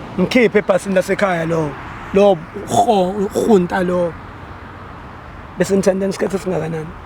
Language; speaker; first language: Zulu; native; Zulu